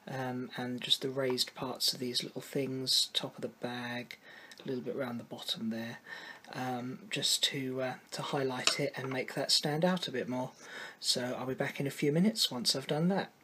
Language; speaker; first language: English; native; English